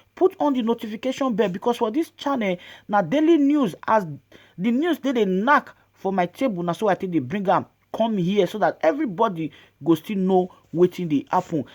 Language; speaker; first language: Nigerian Pidgin; native; Nigerian Pidgin